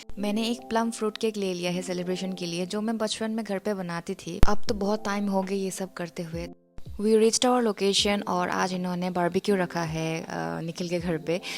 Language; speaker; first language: Hindi; non-native, local second language; Bodo